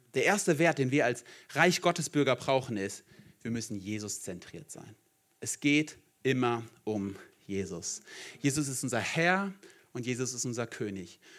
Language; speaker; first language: German; native; German